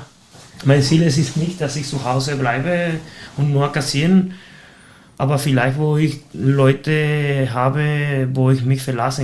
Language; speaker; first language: German; non-native, fluent; Spanish